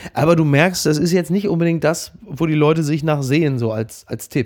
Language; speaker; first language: German; native; German